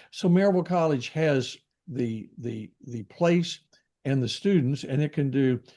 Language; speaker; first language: English; native; English